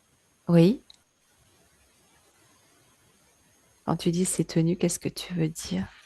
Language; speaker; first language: French; native; French